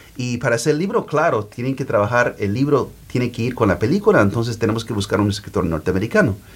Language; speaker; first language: Spanish; early bilingual, heritage; Spanish